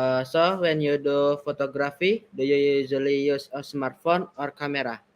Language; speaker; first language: English; non-native, learner; Indonesian